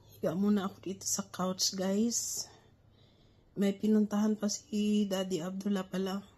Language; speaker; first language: Filipino; non-native, local second language; Cebuano